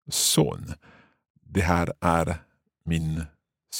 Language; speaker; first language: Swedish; non-native, learner; English